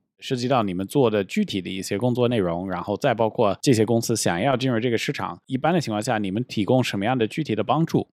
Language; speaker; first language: Chinese; non-native, fluent; English